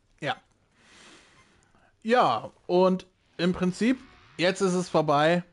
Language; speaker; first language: German; native; German